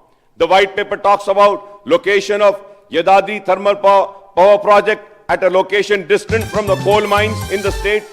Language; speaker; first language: English; non-native, local second language; Urdu